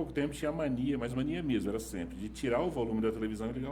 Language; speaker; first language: Portuguese; native; Portuguese